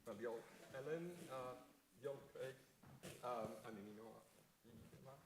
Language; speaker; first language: Welsh; non-native, fluent; Spanish